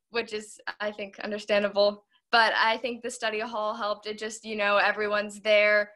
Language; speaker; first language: English; native; English